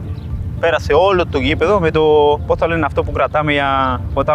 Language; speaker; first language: Greek; non-native, fluent; Spanish